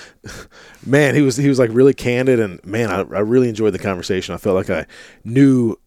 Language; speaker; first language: English; native; English